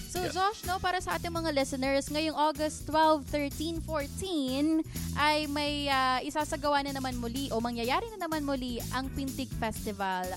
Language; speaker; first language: Filipino; native; Filipino